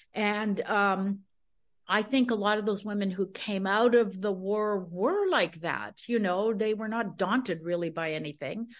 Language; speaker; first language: English; early bilingual, other home language; Spanish